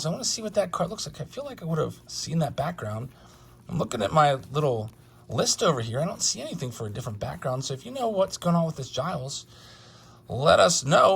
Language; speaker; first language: English; native; English